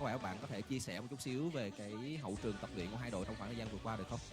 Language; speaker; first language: Vietnamese; native; Vietnamese